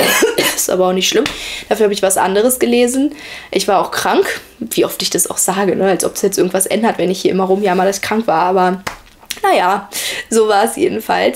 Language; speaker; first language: German; native; German